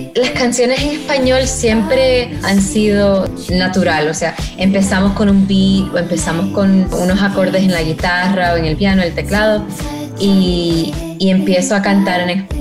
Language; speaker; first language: Spanish; early bilingual, heritage; Spanish